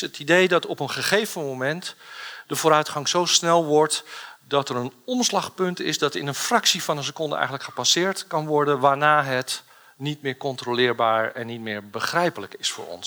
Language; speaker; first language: Dutch; native; Dutch